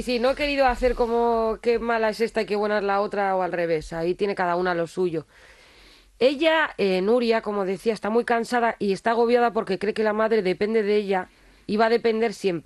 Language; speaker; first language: Spanish; native; Spanish